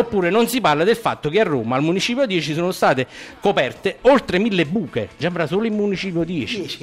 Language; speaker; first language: Italian; native; Italian